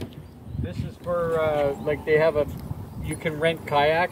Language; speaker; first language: English; native; English